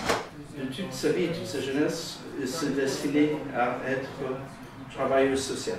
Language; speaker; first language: French; native; French